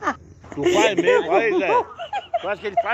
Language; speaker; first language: Portuguese; native; Portuguese